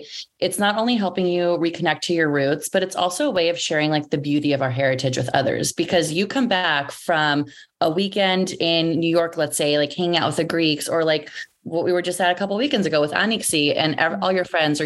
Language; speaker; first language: English; early bilingual, other home language; Greek